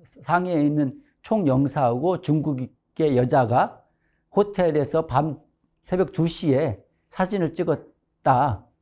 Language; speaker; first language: Korean; native; Korean